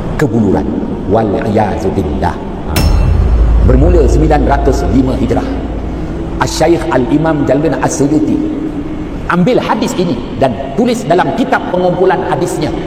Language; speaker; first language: Malay; native; Malay